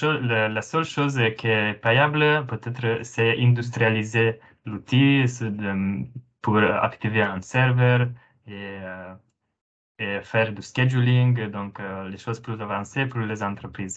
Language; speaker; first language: French; non-native, fluent; Romanian